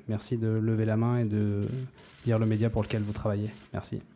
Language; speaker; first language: French; native; French